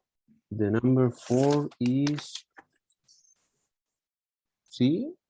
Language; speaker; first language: English; non-native, learner; Spanish